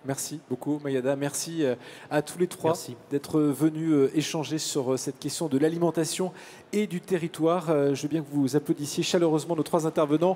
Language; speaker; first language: French; native; French